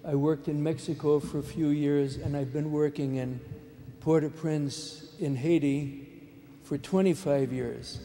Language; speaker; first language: English; native; English